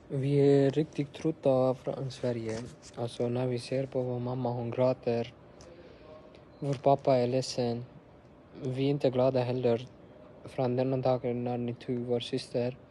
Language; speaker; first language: Swedish; early bilingual, other home language; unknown